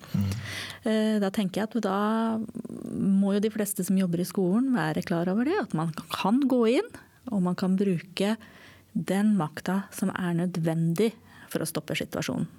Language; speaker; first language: Norwegian; native; Norwegian